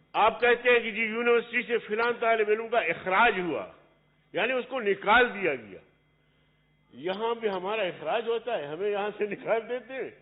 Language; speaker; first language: Urdu; non-native, local second language; Pashto